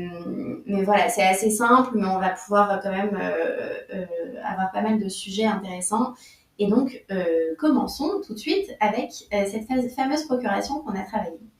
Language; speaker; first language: French; native; French